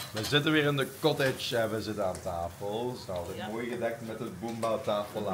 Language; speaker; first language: Dutch; native; Dutch